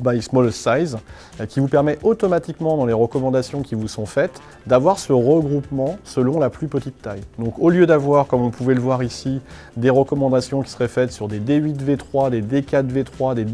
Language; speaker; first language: French; native; French